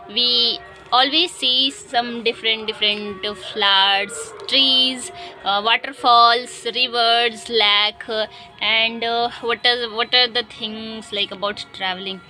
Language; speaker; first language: English; non-native, learner; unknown